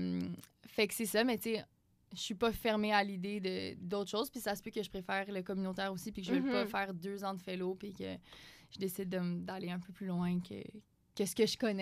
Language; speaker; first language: French; native; French